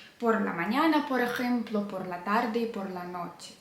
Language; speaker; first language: Spanish; non-native, fluent; Ukrainian